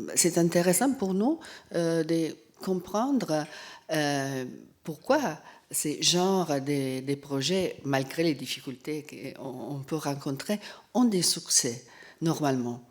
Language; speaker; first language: French; non-native, fluent; Italian